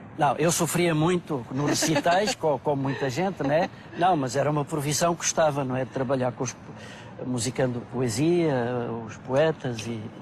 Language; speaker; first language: Portuguese; native; Portuguese